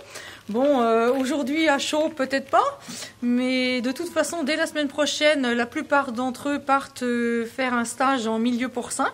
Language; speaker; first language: French; native; French